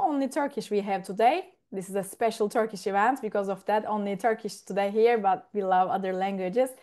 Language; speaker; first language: English; non-native, fluent; Turkish